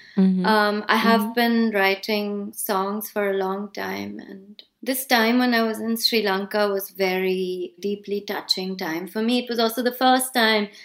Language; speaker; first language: English; non-native, local second language; Hindi